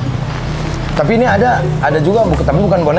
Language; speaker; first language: Indonesian; native; Indonesian